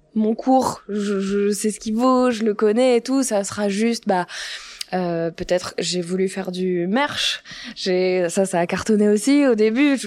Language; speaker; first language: French; native; French